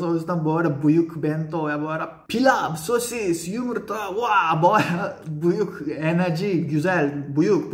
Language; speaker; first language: Turkish; non-native, fluent; Japanese